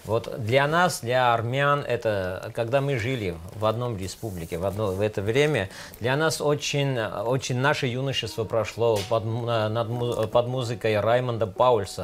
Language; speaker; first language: Russian; non-native, local second language; Armenian